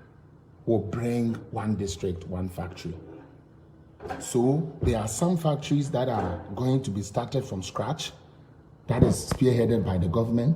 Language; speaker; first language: English; non-native, local second language; Akan